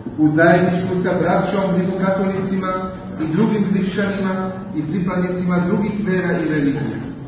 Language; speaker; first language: Croatian; native; Croatian